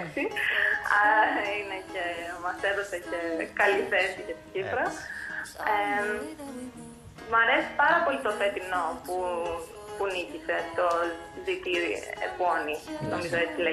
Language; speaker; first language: Greek; early bilingual, heritage; Greek